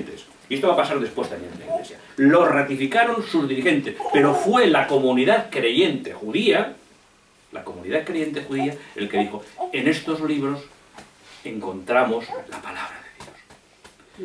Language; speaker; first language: Spanish; native; Spanish